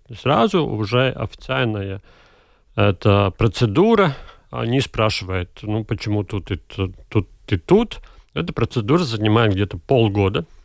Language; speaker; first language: Russian; non-native, local second language; Latvian